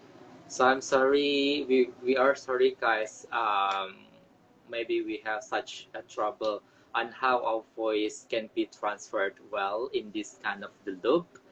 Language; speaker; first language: English; non-native, local second language; Indonesian